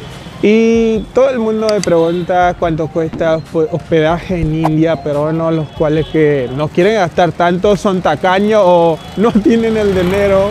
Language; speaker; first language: Spanish; non-native, fluent; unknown